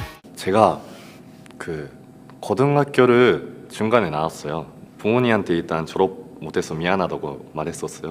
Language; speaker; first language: Korean; non-native, fluent; Japanese